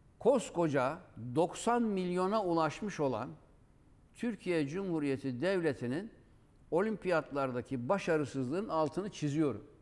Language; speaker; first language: Turkish; native; Turkish